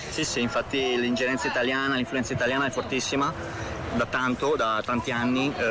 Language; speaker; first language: Italian; non-native, fluent; Albanian